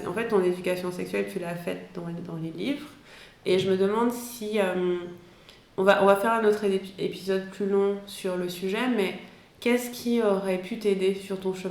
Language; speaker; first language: French; native; French